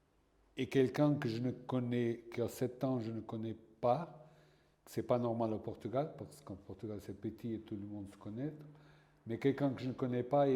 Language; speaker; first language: French; non-native, fluent; Portuguese